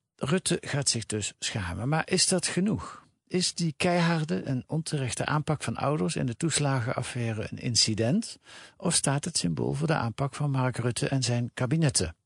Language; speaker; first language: Dutch; native; Dutch